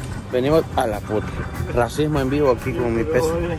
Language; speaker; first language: Spanish; native; Spanish